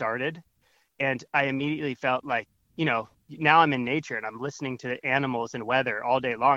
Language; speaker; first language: English; native; English